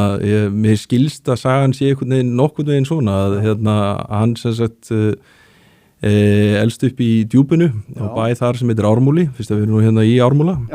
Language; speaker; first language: Icelandic; native; Icelandic